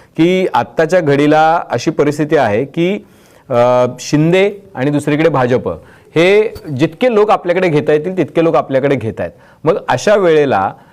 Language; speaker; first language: Marathi; native; Marathi